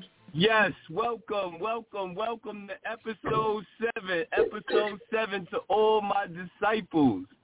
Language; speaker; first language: English; native; English